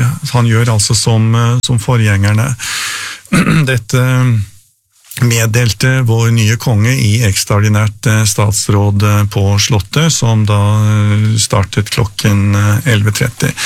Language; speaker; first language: Norwegian; native; Norwegian